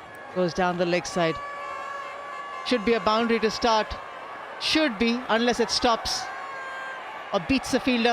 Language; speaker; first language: English; non-native, local second language; Hindi